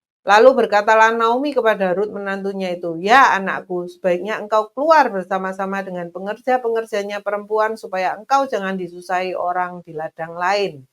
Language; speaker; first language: Indonesian; native; Indonesian